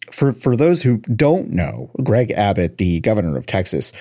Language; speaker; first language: English; native; English